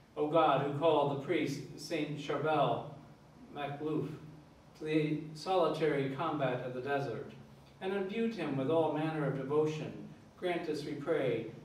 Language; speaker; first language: English; native; English